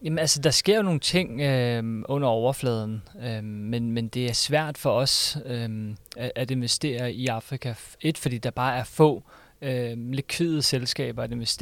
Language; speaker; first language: Danish; native; Danish